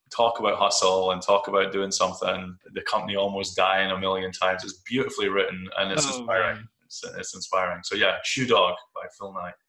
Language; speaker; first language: English; native; English